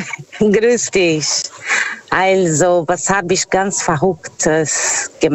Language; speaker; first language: German; non-native, fluent; Portuguese